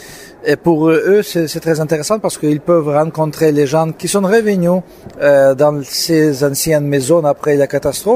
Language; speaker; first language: French; non-native, fluent; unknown